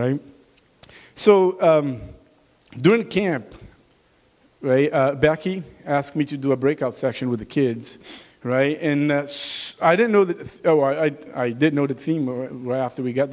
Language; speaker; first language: English; non-native, learner; Portuguese